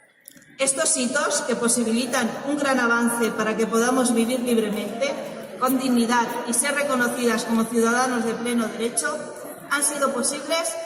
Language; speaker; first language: Spanish; native; Spanish